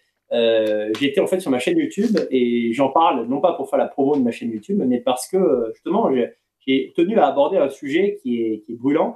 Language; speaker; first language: French; native; French